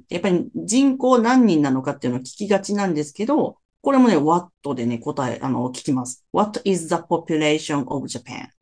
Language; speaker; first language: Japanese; native; Japanese